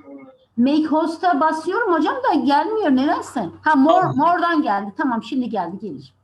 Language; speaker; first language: Turkish; native; Turkish